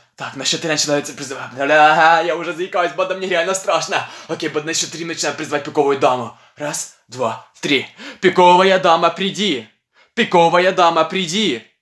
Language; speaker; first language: Russian; non-native, local second language; Ukrainian